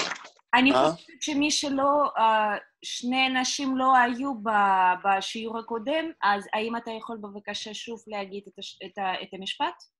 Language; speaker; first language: Hebrew; non-native, fluent; Russian